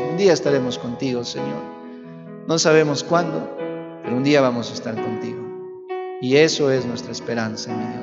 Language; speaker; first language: Spanish; native; Spanish